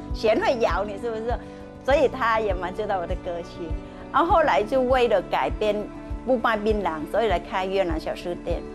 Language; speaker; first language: Chinese; non-native, fluent; Vietnamese